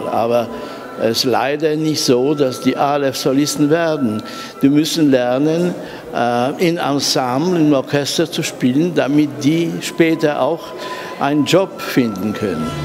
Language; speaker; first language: German; non-native, fluent; Polish